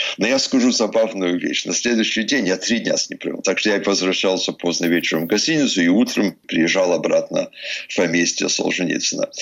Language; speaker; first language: Russian; early bilingual, heritage; Russian